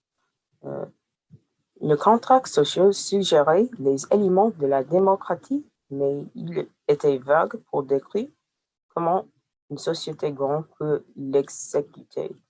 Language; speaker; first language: French; non-native, learner; English